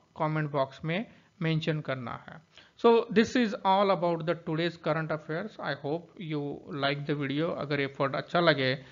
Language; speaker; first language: Hindi; non-native, local second language; Marathi